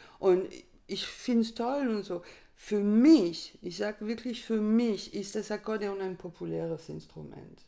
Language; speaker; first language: German; non-native, fluent; French